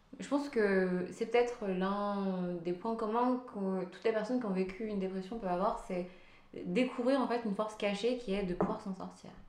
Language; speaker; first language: French; early bilingual, other home language; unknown